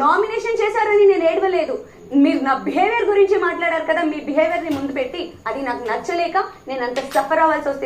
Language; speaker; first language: Telugu; native; Telugu